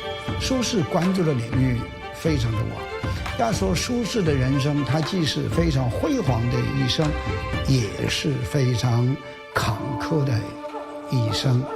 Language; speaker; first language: Chinese; native; Chinese